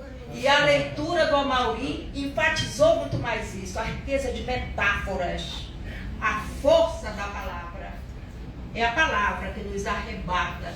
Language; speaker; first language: Portuguese; native; Portuguese